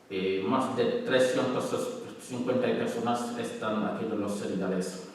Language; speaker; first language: Spanish; non-native, learner; Wolof